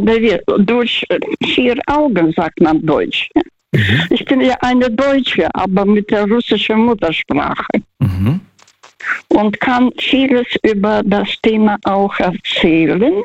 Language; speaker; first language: German; non-native, fluent; Russian